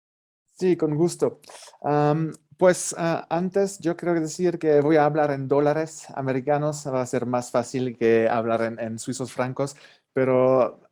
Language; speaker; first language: Spanish; non-native, fluent; French